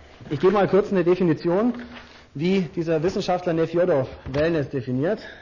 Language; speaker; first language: German; native; German